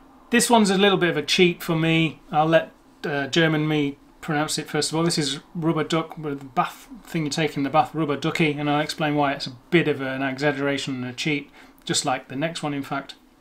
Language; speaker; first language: English; native; English